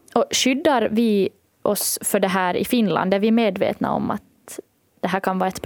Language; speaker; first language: Swedish; native; Swedish